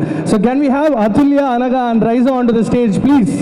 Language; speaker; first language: Tamil; native; Tamil